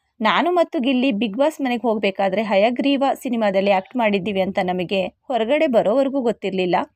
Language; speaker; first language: Kannada; non-native, local second language; Lambadi